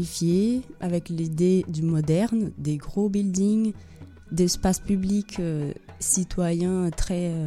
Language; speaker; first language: French; non-native, fluent; Portuguese